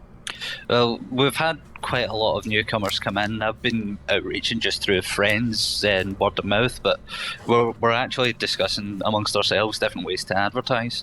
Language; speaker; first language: English; native; English